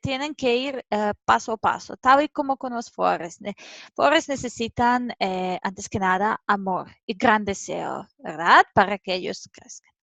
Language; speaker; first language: Spanish; non-native, fluent; Serbian